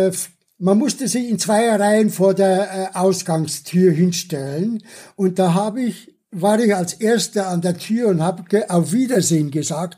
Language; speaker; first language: German; early bilingual, other home language; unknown